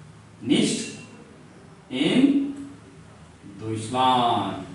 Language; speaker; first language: German; non-native, learner; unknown